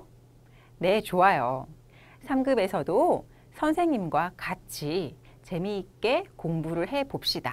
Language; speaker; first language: Korean; native; Korean